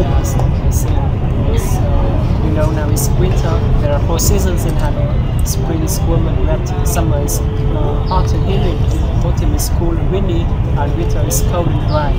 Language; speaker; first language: English; non-native, learner; Vietnamese